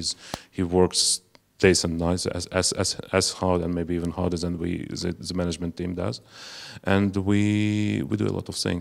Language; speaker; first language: English; non-native, fluent; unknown